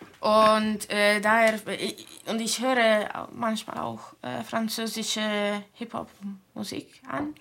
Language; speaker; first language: German; non-native, fluent; Italian